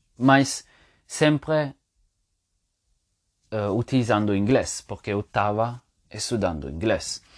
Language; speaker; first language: Portuguese; non-native, fluent; Italian